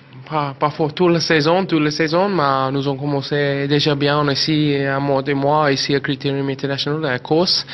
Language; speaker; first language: French; non-native, learner; English